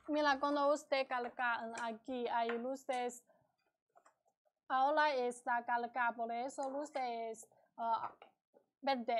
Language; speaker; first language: Spanish; non-native, learner; Chinese